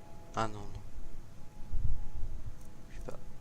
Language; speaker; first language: French; native; French